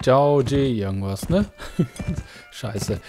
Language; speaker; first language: German; native; German